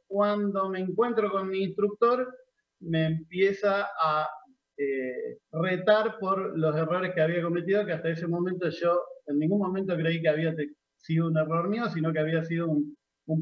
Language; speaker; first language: Spanish; native; Spanish